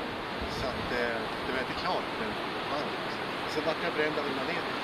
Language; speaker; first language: Swedish; native; Swedish